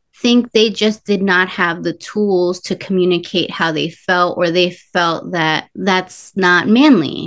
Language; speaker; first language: English; early bilingual, other home language; Spanish